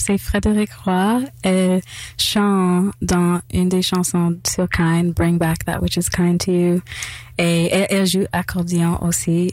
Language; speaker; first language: French; non-native, local second language; English